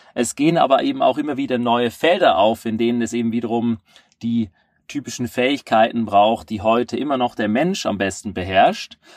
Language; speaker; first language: German; native; German